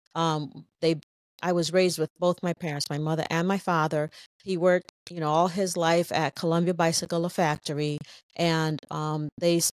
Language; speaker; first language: English; native; English